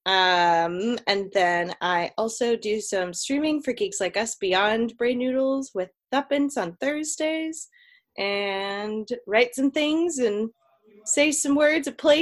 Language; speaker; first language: English; native; English